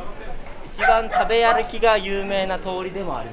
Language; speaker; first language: Japanese; native; Japanese